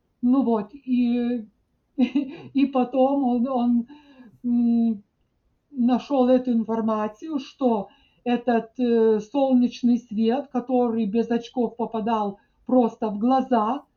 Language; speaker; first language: Russian; non-native, fluent; Lithuanian